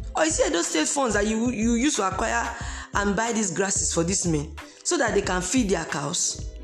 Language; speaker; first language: English; non-native, local second language; Esan